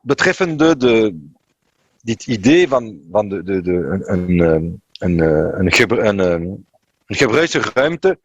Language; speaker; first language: Dutch; non-native, local second language; French